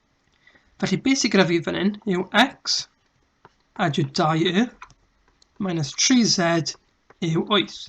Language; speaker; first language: Welsh; native; Welsh